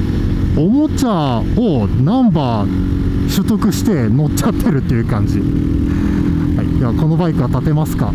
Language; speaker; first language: Japanese; native; Japanese